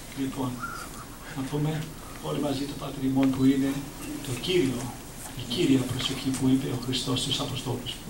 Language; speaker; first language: Greek; early bilingual, heritage; Greek